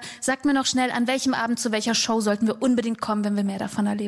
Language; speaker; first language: German; native; German